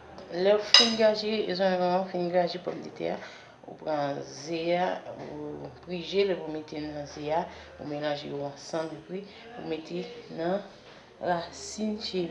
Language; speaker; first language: French; non-native, learner; Haitian Creole